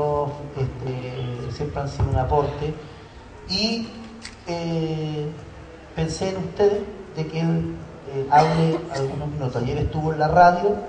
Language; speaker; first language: Spanish; native; Spanish